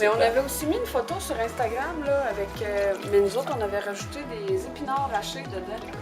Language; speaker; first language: French; native; French